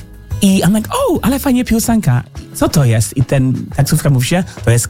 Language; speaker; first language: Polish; non-native, learner; English